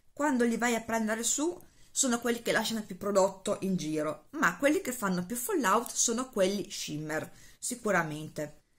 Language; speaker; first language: Italian; native; Italian